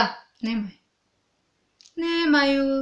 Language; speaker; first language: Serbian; non-native, learner; English